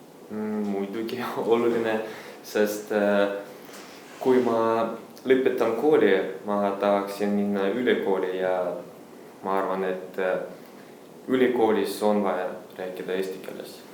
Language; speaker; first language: Estonian; non-native, local second language; Russian